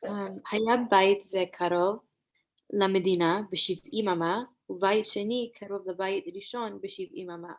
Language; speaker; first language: Hebrew; non-native, learner; English